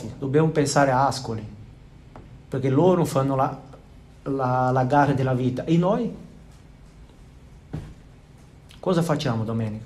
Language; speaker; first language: Italian; non-native, fluent; Portuguese